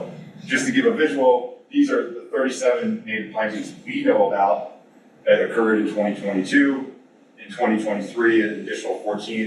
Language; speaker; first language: English; native; English